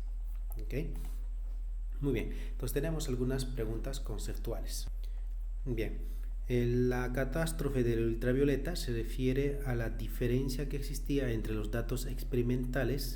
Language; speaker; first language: Spanish; native; Spanish